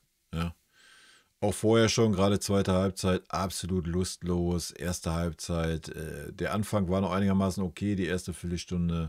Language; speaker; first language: German; native; German